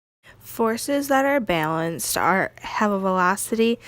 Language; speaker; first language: English; native; English